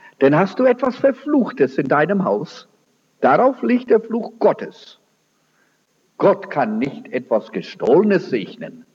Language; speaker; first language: German; early bilingual, heritage; German